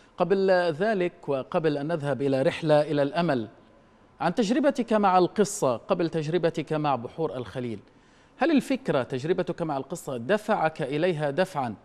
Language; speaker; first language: Arabic; native; Arabic